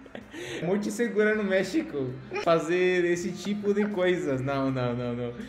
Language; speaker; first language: Portuguese; non-native, learner; Spanish